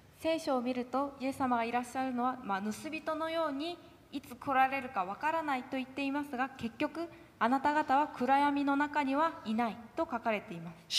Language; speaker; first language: Japanese; non-native, fluent; Korean